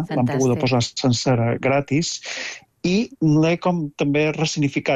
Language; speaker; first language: Catalan; native; Catalan